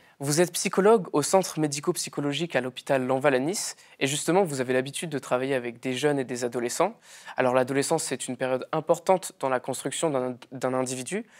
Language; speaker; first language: French; native; French